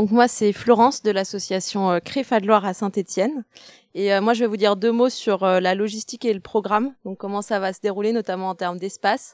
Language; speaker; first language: French; native; French